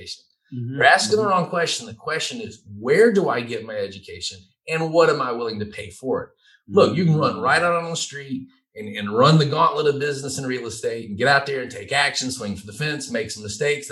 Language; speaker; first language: English; native; English